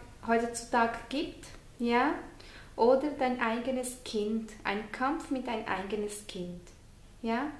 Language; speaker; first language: German; non-native, fluent; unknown